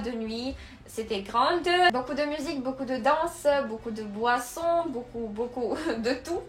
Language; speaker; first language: French; non-native, fluent; Russian